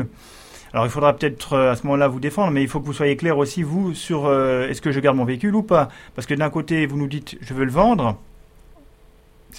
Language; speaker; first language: French; native; French